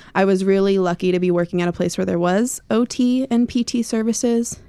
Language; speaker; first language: English; native; English